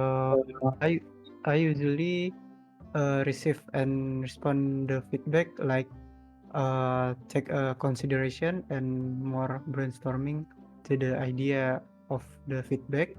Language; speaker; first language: English; non-native, learner; Indonesian